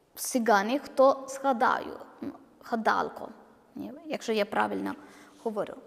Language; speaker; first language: Ukrainian; non-native, learner; Malayalam